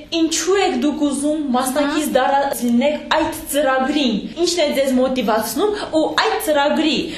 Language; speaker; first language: Armenian; native; Armenian